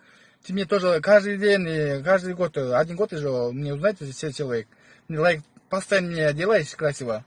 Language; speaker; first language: Russian; non-native, local second language; Kyrgyz